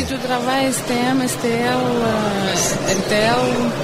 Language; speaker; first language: French; non-native, learner; Russian